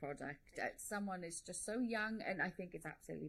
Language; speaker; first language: English; native; English